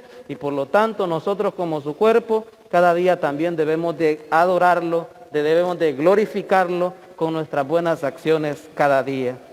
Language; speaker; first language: Spanish; native; Spanish